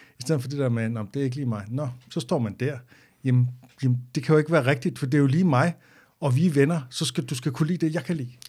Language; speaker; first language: Danish; native; Danish